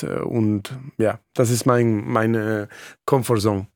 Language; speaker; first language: German; non-native, fluent; Spanish